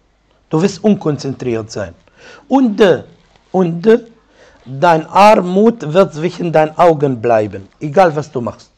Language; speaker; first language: German; non-native, fluent; Arabic